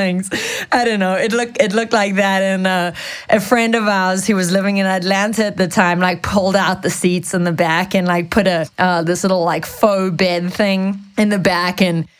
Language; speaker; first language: English; native; English